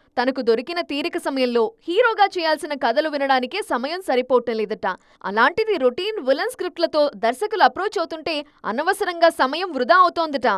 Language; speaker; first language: Telugu; native; Telugu